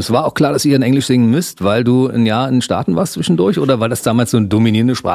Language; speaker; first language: German; native; German